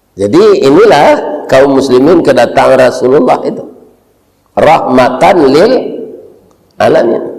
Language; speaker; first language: Malay; non-native, local second language; Minangkabau